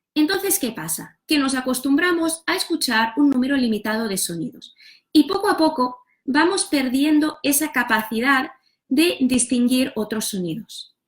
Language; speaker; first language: Spanish; non-native, local second language; Catalan